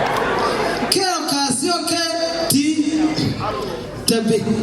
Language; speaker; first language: French; non-native, learner; Kinyarwanda